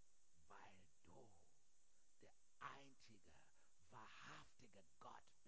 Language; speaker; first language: German; non-native, learner; English